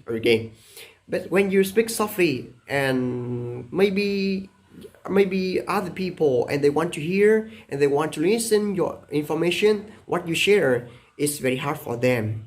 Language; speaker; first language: English; non-native, learner; Vietnamese